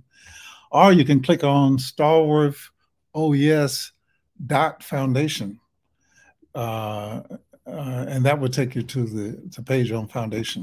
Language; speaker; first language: English; native; English